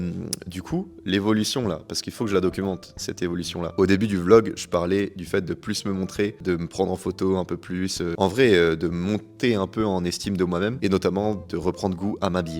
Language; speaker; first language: French; native; French